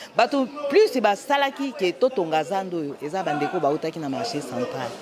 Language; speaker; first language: Lingala; native; Lingala